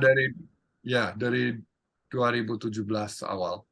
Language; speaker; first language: Indonesian; non-native, fluent; English